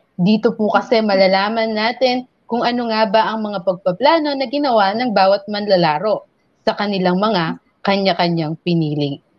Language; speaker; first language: Filipino; non-native, local second language; Pampanga